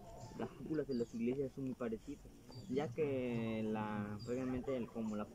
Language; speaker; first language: Spanish; native; Spanish